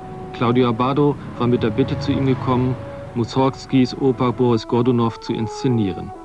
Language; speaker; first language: German; native; German